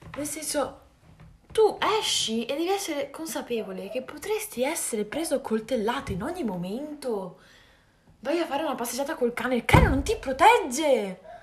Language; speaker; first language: Italian; native; Italian